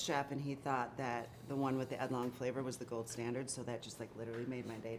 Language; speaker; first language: English; native; English